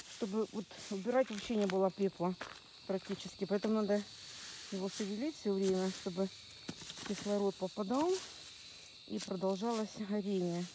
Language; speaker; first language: Russian; native; Russian